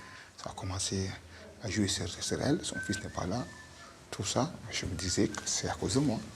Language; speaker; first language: French; non-native, local second language; Fula